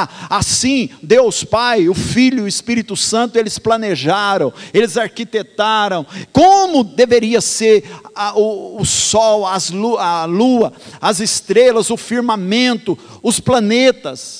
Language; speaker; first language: Portuguese; native; Portuguese